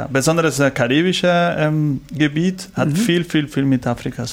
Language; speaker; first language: German; non-native, learner; Spanish